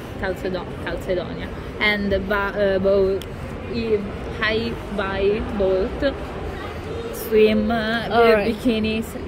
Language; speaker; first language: English; non-native, learner; Italian